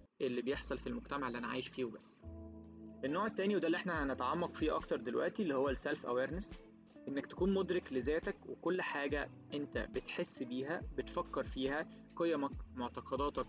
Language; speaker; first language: Arabic; native; Arabic